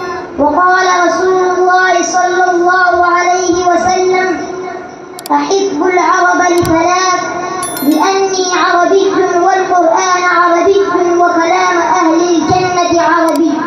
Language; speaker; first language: Arabic; non-native, learner; Urdu